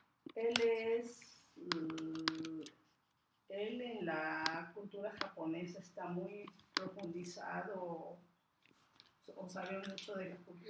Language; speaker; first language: Spanish; non-native, learner; Japanese